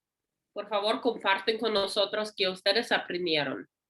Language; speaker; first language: Spanish; non-native, learner; English